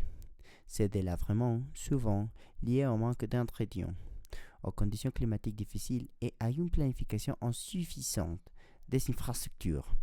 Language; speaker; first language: French; non-native, learner; Spanish